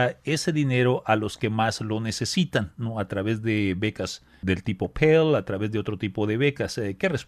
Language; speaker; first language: Spanish; native; Spanish